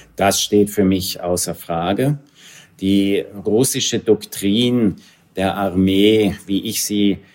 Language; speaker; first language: German; native; German